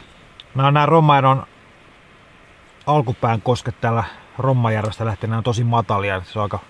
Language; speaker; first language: Finnish; native; Finnish